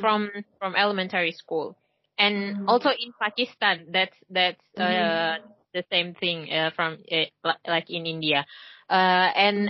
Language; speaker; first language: English; non-native, learner; Indonesian